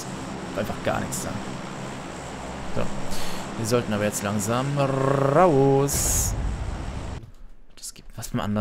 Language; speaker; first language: German; native; German